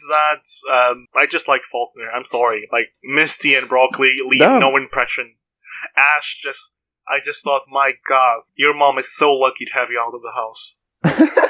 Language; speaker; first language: English; non-native, fluent; Portuguese